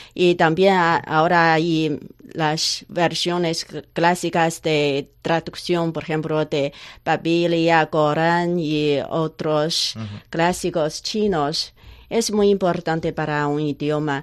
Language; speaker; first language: Spanish; non-native, learner; Chinese